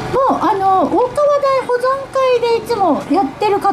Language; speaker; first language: Japanese; native; Japanese